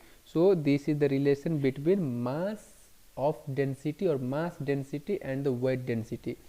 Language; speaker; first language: English; non-native, local second language; Hindi